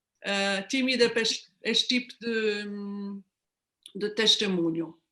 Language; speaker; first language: Portuguese; non-native, fluent; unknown